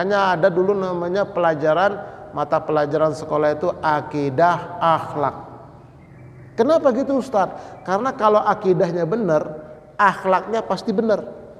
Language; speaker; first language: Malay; non-native, local second language; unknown